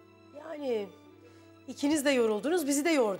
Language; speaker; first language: Turkish; native; Turkish